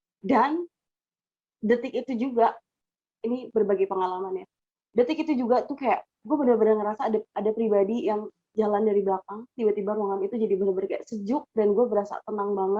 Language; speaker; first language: Indonesian; native; Indonesian